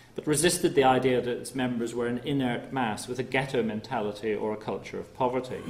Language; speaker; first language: English; native; English